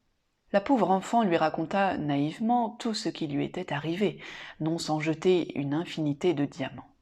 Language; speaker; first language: French; native; French